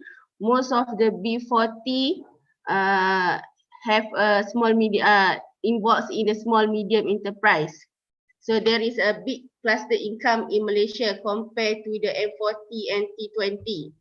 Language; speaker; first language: English; non-native, local second language; Malay